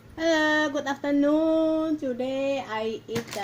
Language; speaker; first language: English; non-native, learner; Indonesian